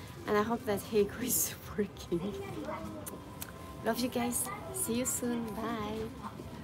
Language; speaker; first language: English; non-native, fluent; French